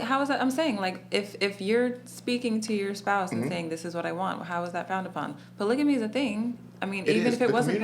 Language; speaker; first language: English; native; English